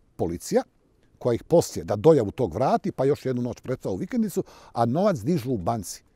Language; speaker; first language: Croatian; native; Croatian